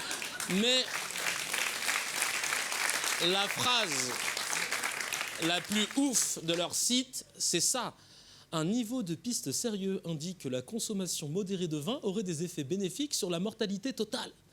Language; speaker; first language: French; native; French